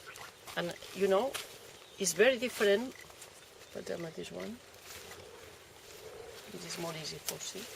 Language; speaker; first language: English; non-native, learner; Catalan